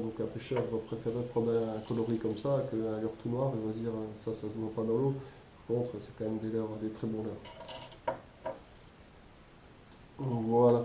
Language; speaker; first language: French; native; French